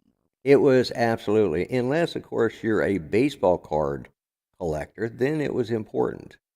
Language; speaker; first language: English; native; English